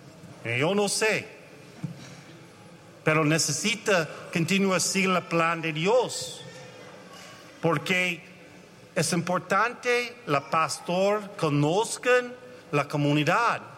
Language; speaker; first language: Spanish; non-native, learner; English